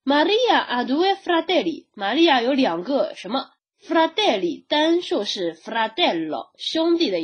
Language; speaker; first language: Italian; non-native, fluent; Chinese